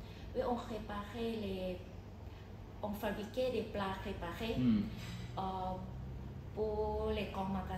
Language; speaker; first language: French; non-native, fluent; Thai